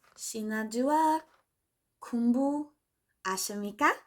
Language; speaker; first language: Korean; non-native, learner; English